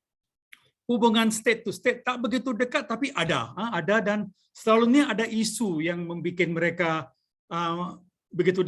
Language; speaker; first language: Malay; non-native, local second language; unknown